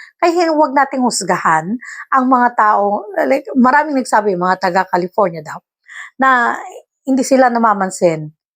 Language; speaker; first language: Filipino; non-native, local second language; Iloko